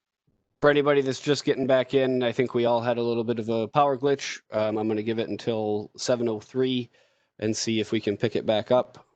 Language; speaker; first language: English; native; English